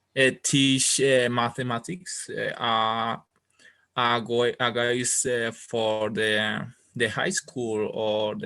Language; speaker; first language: English; non-native, learner; Spanish